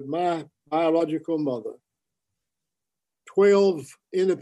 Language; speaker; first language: English; native; English